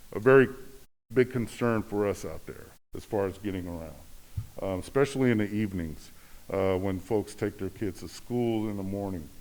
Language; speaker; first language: English; native; English